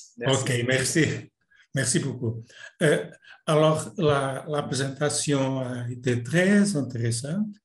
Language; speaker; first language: French; non-native, fluent; Portuguese